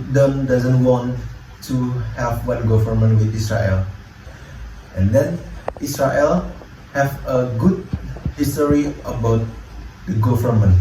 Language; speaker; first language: English; non-native, learner; Indonesian